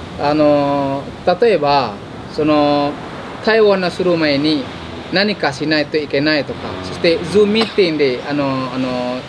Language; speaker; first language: Japanese; non-native, fluent; Indonesian